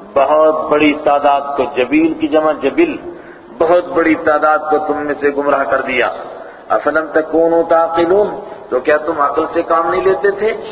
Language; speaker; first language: Urdu; non-native, local second language; Punjabi